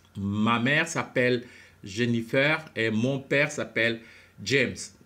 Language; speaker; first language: French; non-native, fluent; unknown